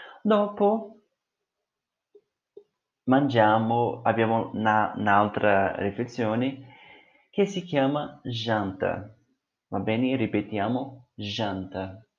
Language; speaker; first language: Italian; non-native, fluent; Portuguese